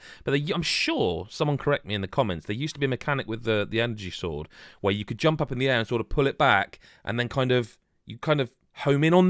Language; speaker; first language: English; native; English